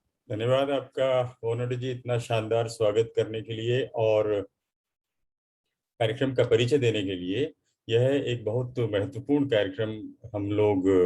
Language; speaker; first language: Hindi; native; Hindi